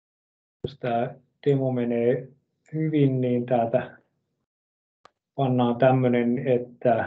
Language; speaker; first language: Finnish; native; Finnish